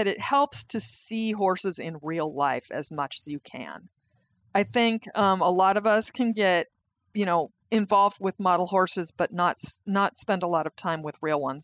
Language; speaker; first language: English; native; English